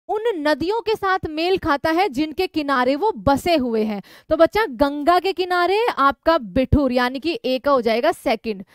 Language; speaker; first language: Hindi; native; Hindi